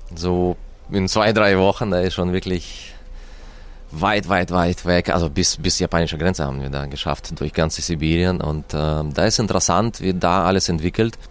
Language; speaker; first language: German; non-native, fluent; Russian